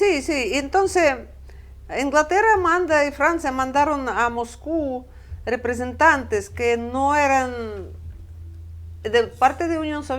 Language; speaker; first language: Spanish; non-native, fluent; Russian